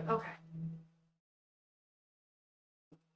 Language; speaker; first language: English; native; English